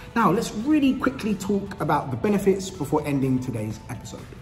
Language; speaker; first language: English; native; English